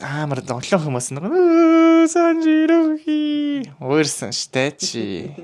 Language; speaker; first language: Mongolian; non-native, learner; Japanese